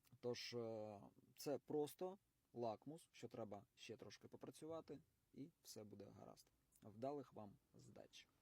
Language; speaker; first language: Ukrainian; non-native, local second language; Russian